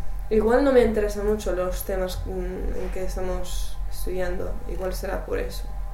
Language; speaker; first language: Spanish; non-native, fluent; English